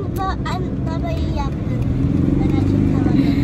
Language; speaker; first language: Turkish; early bilingual, heritage; Turkish